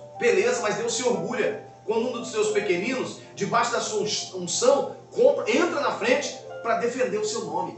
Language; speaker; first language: Portuguese; native; Portuguese